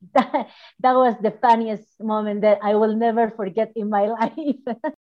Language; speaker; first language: English; non-native, fluent; Spanish